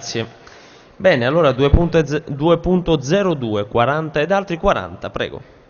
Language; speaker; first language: Italian; native; Italian